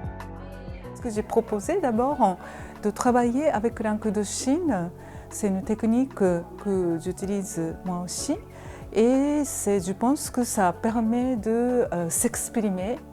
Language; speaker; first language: French; non-native, fluent; Japanese